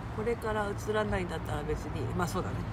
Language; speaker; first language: Japanese; non-native, fluent; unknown